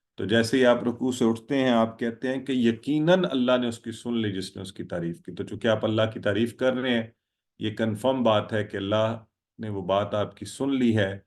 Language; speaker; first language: Urdu; native; Urdu